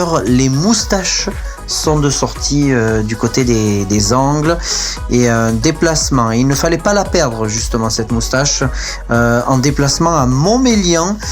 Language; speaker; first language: French; native; French